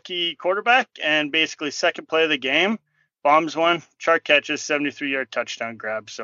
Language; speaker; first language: English; native; English